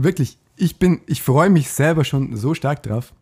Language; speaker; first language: German; native; German